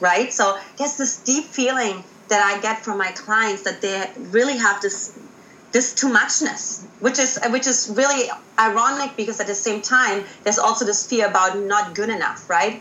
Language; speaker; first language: English; non-native, fluent; German